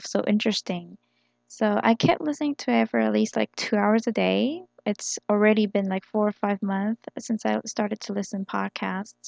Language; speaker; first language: English; non-native, fluent; Korean